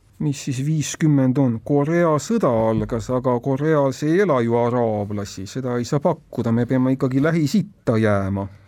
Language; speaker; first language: Estonian; native; Estonian